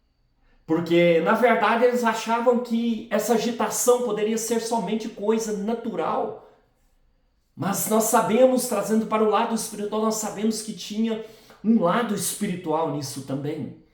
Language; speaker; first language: Portuguese; native; Portuguese